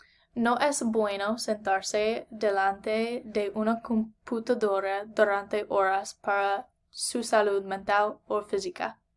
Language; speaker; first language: Spanish; non-native, learner; English